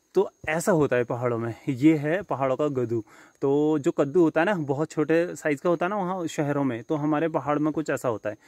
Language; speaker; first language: Hindi; native; Hindi